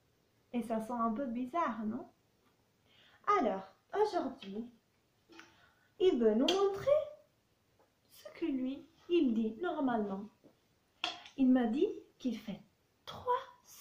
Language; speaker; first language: French; non-native, fluent; Italian